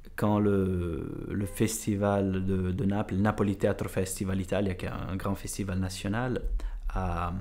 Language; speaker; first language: French; non-native, fluent; Italian